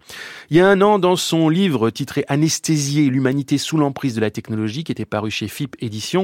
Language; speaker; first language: French; native; French